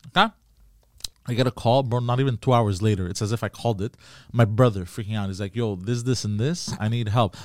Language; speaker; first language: English; native; English